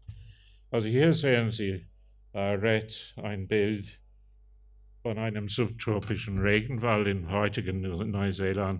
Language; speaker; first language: German; non-native, fluent; English